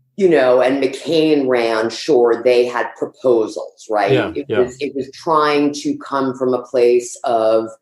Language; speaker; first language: English; early bilingual, other home language; Swedish